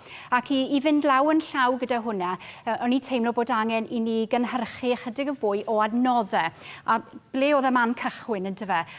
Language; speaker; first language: Welsh; native; Welsh